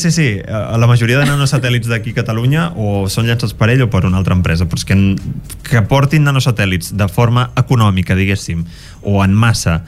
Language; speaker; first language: Catalan; native; Catalan